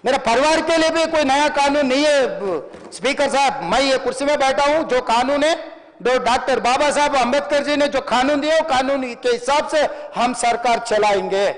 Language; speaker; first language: Hindi; non-native, local second language; Telugu